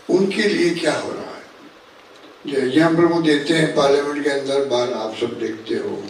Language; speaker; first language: Hindi; native; Hindi